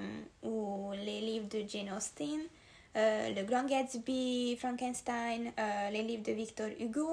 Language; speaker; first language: French; non-native, learner; Hungarian